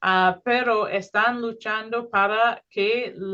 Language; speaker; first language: Spanish; non-native, fluent; English